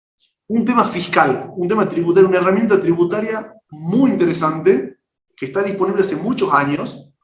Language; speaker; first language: Spanish; native; Spanish